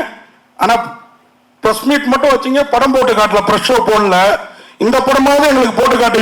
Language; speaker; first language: Tamil; native; Tamil